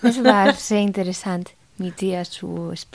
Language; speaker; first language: German; non-native, fluent; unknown